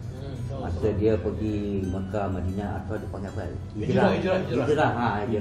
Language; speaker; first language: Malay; non-native, local second language; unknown